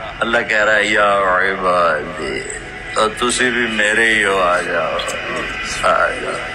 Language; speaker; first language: Urdu; non-native, local second language; Punjabi